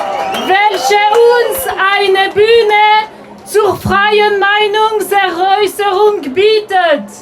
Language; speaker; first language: German; non-native, local second language; French